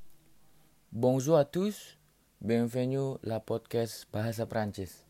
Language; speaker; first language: French; non-native, learner; Indonesian